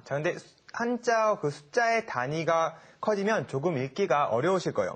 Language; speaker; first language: Korean; native; Korean